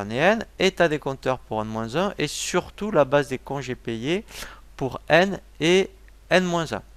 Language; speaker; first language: French; native; French